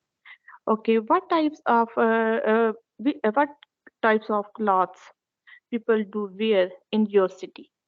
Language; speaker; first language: English; non-native, learner; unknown